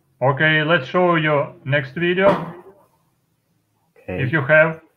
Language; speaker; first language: English; non-native, fluent; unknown